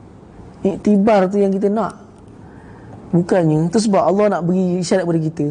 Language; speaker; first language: Malay; native; Malay